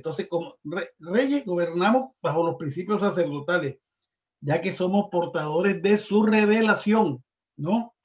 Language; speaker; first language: Spanish; native; Spanish